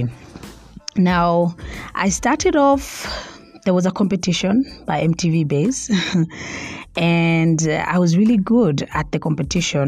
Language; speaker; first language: English; non-native, local second language; Swahili